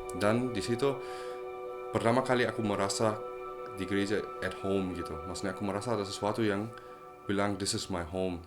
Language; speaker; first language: Indonesian; early bilingual, heritage; German